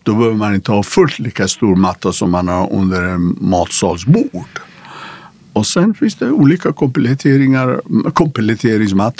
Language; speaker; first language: Swedish; non-native, fluent; Persian